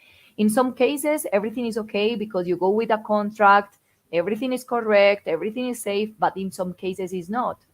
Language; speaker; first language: English; non-native, fluent; Spanish